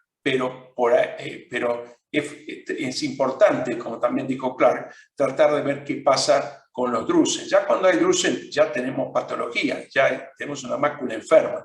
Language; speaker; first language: Spanish; non-native, fluent; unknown